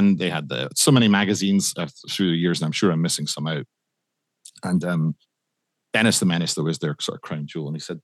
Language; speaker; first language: English; native; English